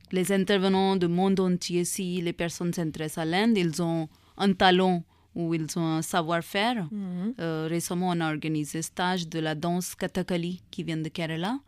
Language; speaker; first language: French; non-native, fluent; Hindi